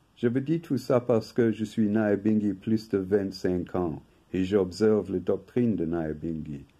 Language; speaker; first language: French; non-native, fluent; English